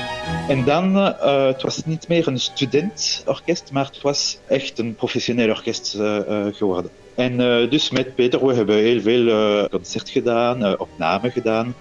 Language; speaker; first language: Dutch; non-native, local second language; French